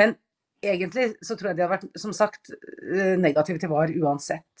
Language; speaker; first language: Swedish; native; Swedish